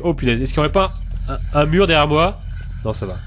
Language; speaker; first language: French; native; French